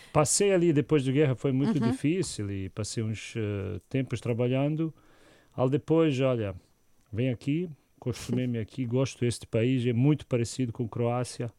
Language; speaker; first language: Portuguese; non-native, learner; Croatian